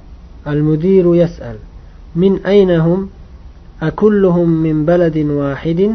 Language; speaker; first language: Arabic; non-native, fluent; Uzbek